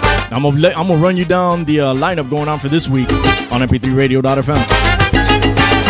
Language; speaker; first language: English; native; English